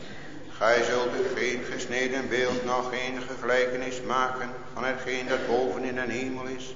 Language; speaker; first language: Dutch; native; Dutch